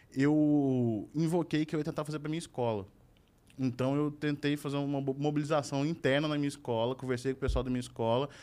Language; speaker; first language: Portuguese; native; Portuguese